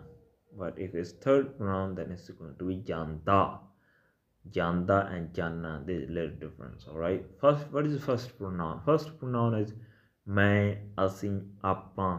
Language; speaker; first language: English; non-native, local second language; Punjabi